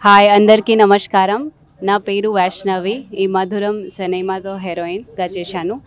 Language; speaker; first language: Telugu; non-native, learner; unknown